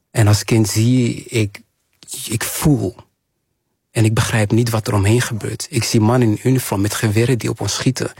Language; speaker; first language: Dutch; early bilingual, other home language; Kinyarwanda